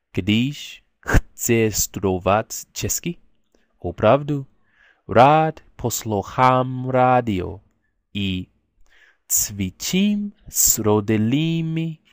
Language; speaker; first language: Czech; non-native, learner; English